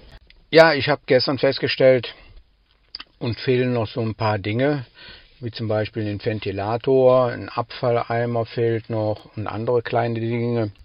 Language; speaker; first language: German; native; German